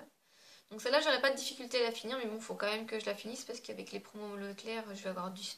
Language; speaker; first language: French; native; French